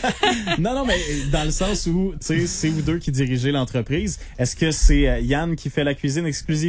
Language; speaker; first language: French; native; French